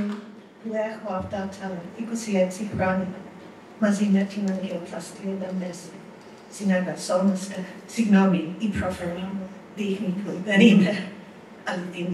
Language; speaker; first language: Greek; non-native, fluent; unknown